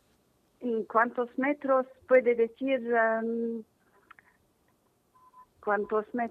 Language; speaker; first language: Spanish; non-native, fluent; Arabic